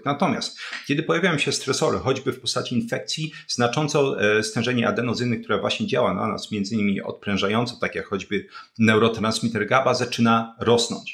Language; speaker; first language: Polish; native; Polish